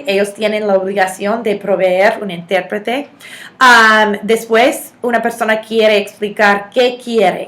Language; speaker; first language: Spanish; non-native, fluent; English